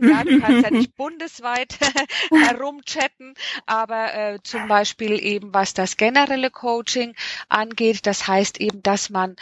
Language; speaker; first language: German; native; German